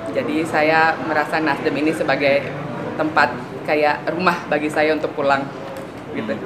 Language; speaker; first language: Indonesian; native; Indonesian